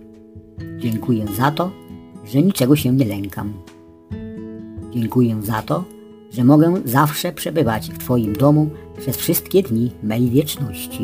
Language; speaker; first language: Polish; native; Polish